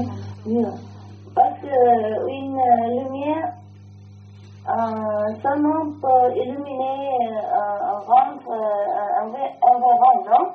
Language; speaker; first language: French; non-native, learner; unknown